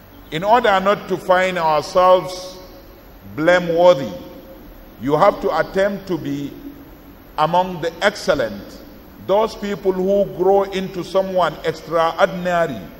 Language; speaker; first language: English; non-native, local second language; Hausa